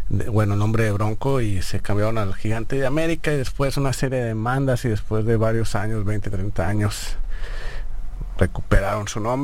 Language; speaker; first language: Spanish; native; Spanish